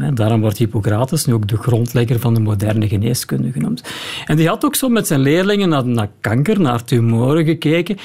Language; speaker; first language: Dutch; native; Dutch